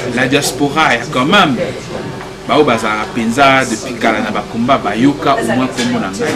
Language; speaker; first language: French; non-native, local second language; Lingala